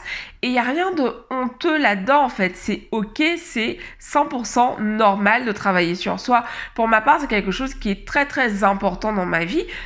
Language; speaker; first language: French; native; French